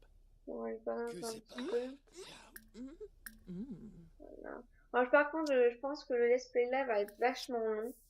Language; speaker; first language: French; native; French